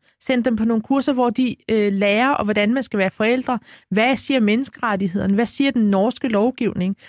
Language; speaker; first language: Danish; early bilingual, other home language; Arabic